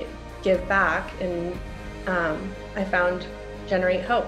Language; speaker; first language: English; native; English